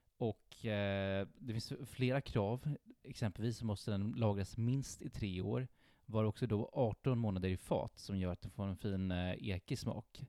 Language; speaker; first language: Swedish; early bilingual, other home language; Italian